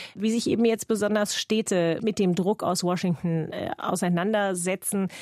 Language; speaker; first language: German; non-native, fluent; English